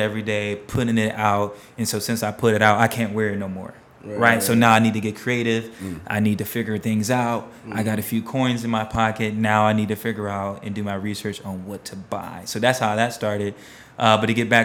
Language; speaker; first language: English; native; English